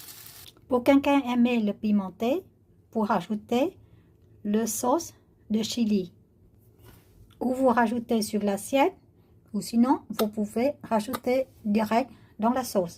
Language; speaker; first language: French; non-native, learner; Vietnamese